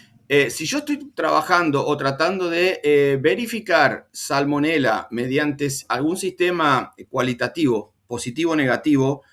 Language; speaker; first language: Spanish; native; Spanish